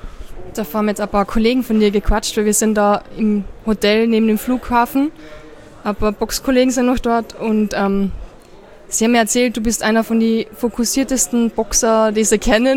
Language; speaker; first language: German; native; German